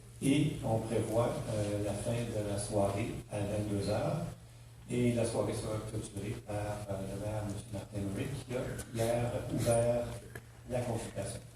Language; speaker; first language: French; native; French